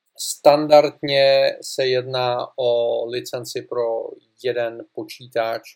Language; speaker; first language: Czech; native; Czech